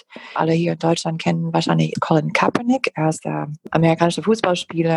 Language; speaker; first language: German; non-native, fluent; English